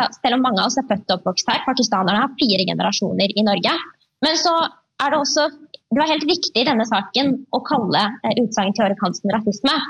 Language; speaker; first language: Norwegian; early bilingual, other home language; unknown